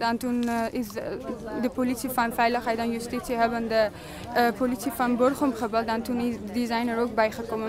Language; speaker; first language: Dutch; early bilingual, other home language; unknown